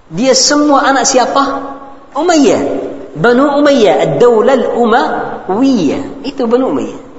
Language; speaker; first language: Indonesian; non-native, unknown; Arabic